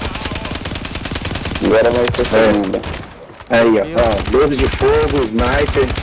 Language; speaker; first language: Portuguese; native; Portuguese